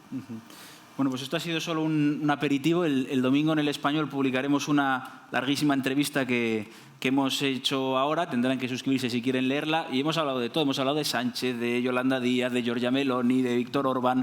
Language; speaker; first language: Spanish; native; Spanish